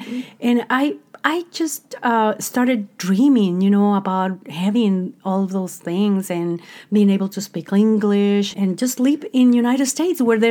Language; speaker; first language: English; non-native, fluent; Spanish